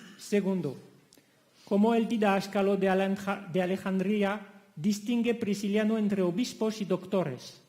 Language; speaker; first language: Spanish; non-native, fluent; French